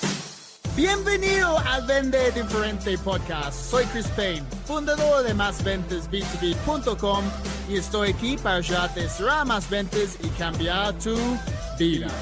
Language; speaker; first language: Spanish; non-native, fluent; English